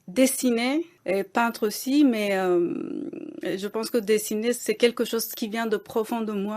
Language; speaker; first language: French; non-native, fluent; Persian